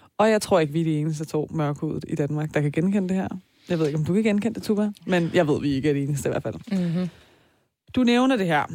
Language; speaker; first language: Danish; early bilingual, other home language; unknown